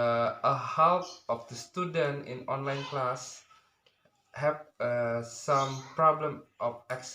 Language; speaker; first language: English; non-native, learner; Indonesian